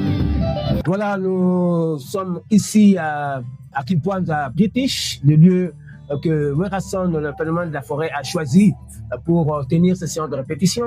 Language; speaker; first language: French; non-native, local second language; Lingala